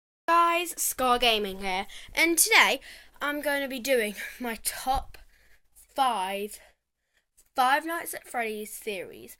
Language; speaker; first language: English; native; English